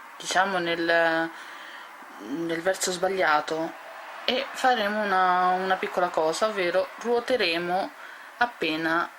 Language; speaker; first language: Italian; native; Italian